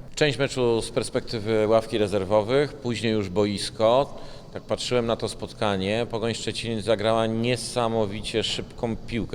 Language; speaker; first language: Polish; native; Polish